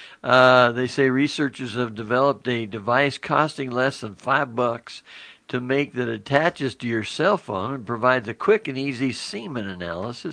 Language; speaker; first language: English; native; English